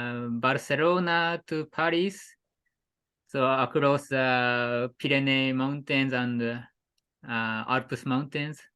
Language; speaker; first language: English; non-native, learner; Japanese